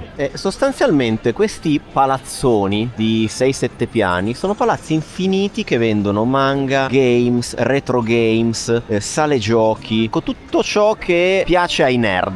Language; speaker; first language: Italian; native; Italian